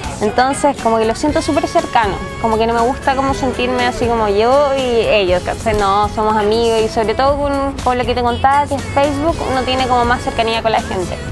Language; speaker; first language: Spanish; native; Spanish